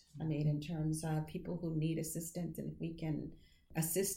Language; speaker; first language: English; native; English